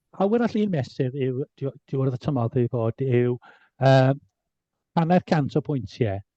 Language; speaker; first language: Welsh; native; Welsh